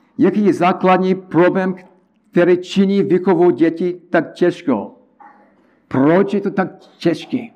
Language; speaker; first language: Czech; non-native, learner; English